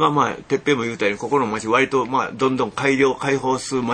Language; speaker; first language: Japanese; native; Japanese